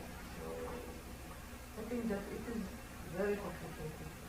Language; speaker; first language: English; non-native, learner; Amharic